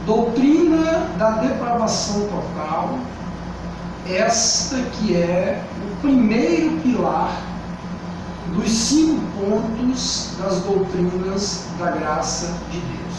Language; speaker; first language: Portuguese; native; Portuguese